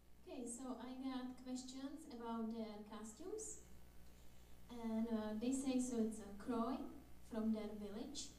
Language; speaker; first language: English; non-native, fluent; Czech